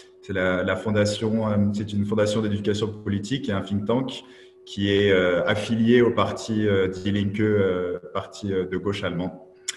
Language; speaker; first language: French; native; French